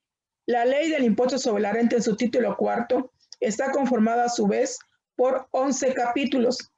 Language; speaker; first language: Spanish; native; Spanish